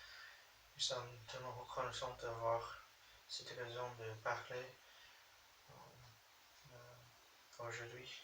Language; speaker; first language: French; non-native, learner; English